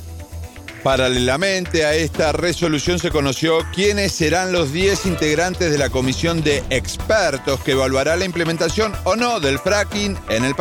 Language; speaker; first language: Spanish; native; Spanish